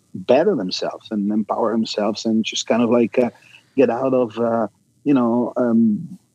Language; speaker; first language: English; non-native, fluent; Italian